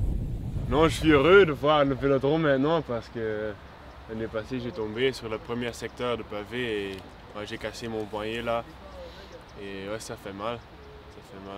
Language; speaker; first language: French; non-native, local second language; Dutch